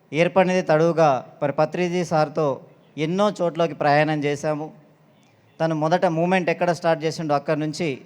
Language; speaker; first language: Telugu; native; Telugu